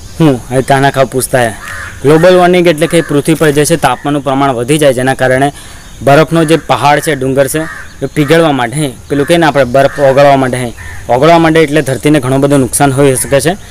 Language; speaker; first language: Gujarati; non-native, local second language; Rathawi